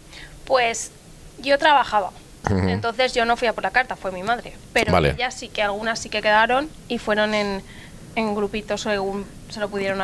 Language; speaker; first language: Spanish; native; Spanish